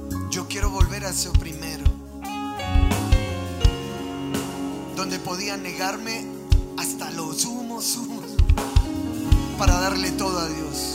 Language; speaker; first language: Spanish; native; Spanish